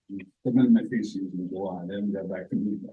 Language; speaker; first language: English; native; English